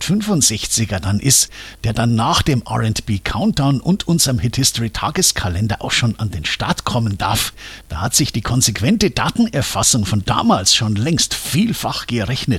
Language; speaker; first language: German; native; German